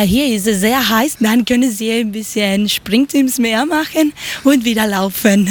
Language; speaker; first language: German; non-native, learner; Spanish